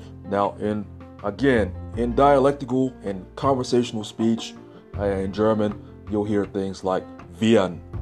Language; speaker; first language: English; native; English